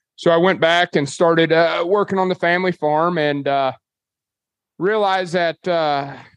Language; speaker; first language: English; native; English